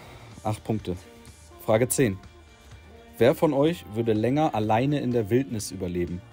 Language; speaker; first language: German; native; German